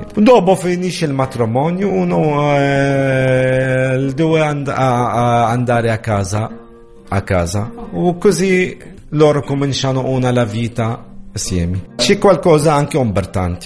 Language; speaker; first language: Italian; non-native, learner; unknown